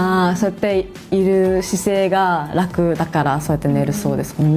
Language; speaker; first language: Japanese; native; Japanese